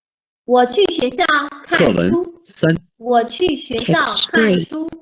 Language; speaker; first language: Chinese; non-native, fluent; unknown